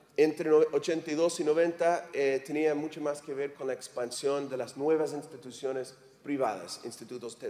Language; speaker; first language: Spanish; non-native, fluent; English